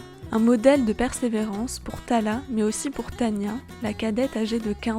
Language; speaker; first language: French; native; French